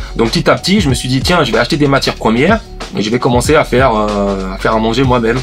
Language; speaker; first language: French; native; French